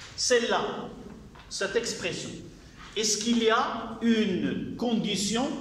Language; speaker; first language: French; non-native, local second language; Arabic